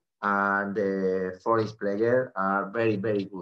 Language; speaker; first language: English; non-native, fluent; Spanish